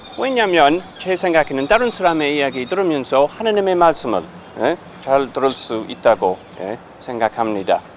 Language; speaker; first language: Korean; non-native, fluent; English